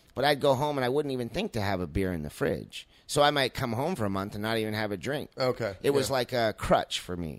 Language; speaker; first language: English; native; English